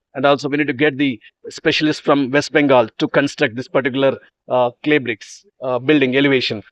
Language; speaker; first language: English; non-native, local second language; Telugu